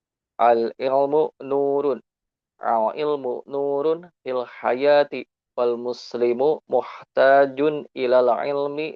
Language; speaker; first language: Arabic; non-native, learner; Indonesian